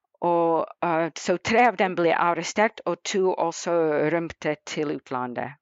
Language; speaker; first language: Norwegian; non-native, fluent; English